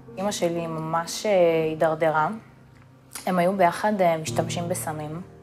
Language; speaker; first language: Hebrew; early bilingual, other home language; Russian